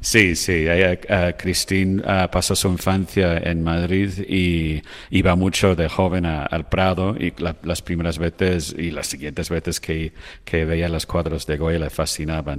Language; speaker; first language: Spanish; non-native, fluent; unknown